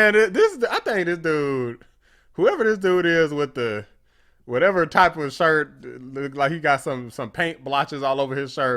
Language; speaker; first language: English; native; English